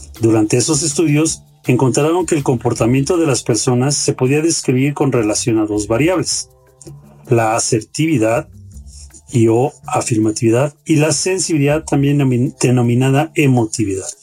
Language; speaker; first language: Spanish; native; Spanish